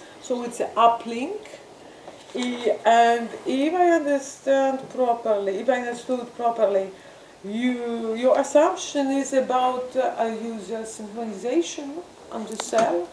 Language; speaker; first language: English; non-native, fluent; French